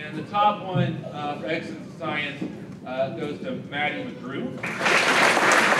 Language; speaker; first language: English; native; English